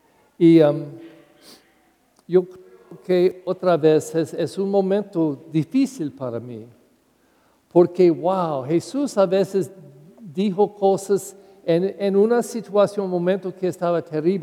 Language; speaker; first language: Spanish; non-native, learner; English